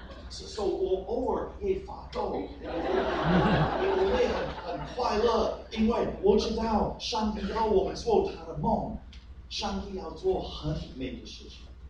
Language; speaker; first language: Chinese; non-native, fluent; English